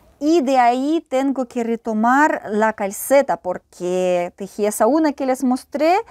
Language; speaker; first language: Spanish; non-native, fluent; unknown